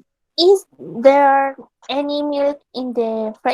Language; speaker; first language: English; non-native, learner; Spanish